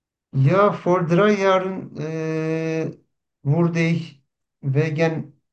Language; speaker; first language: German; non-native, learner; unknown